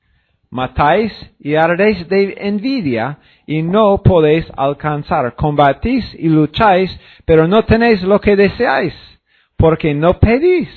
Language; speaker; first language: Spanish; non-native, fluent; English